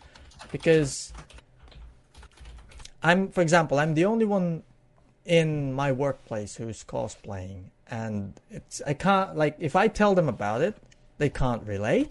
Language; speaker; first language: English; non-native, local second language; Pampanga